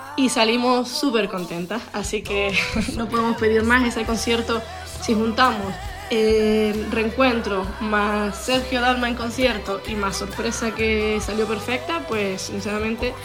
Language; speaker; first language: Spanish; native; Spanish